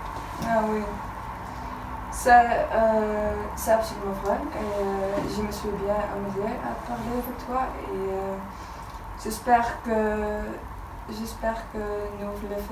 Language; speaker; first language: French; non-native, learner; Dutch